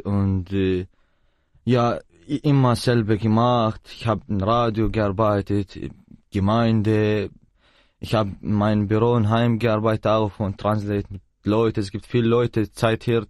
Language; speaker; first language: German; non-native, learner; Arabic